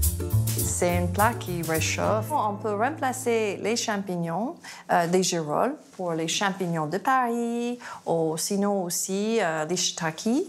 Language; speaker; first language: French; non-native, fluent; English